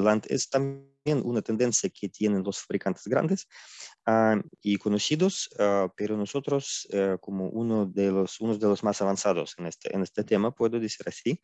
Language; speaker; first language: Spanish; non-native, fluent; Russian